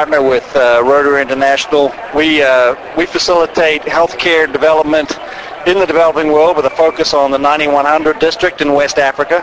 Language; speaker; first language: English; native; English